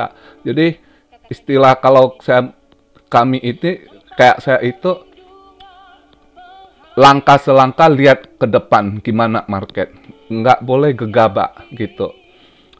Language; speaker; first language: Indonesian; native; Indonesian